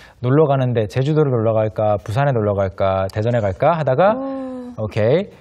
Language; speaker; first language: Korean; native; Korean